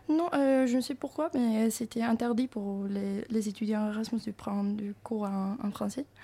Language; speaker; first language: French; non-native, learner; Finnish